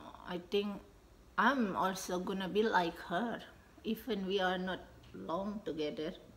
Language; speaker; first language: English; non-native, learner; Indonesian